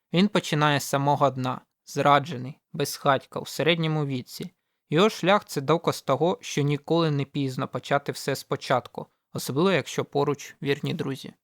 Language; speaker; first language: Ukrainian; native; Ukrainian